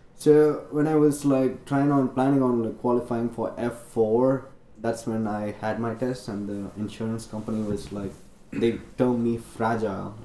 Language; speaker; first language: English; non-native, local second language; Tamil